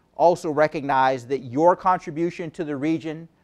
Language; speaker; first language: English; native; English